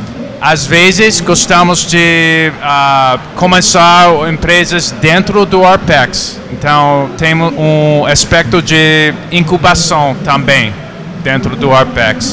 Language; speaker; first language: Portuguese; non-native, fluent; English